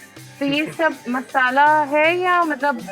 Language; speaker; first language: Hindi; native; Hindi